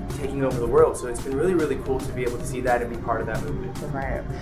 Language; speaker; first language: English; native; English